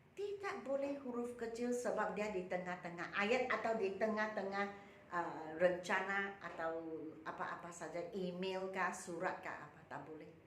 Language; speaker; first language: Malay; non-native, local second language; Chinese